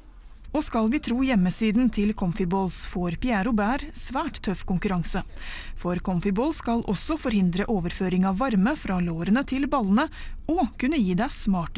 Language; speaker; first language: Norwegian; native; Norwegian